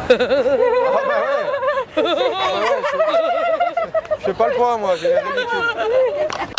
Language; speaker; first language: French; native; French